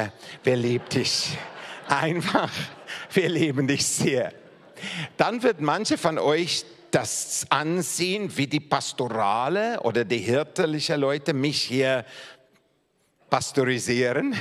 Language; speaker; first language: German; non-native, fluent; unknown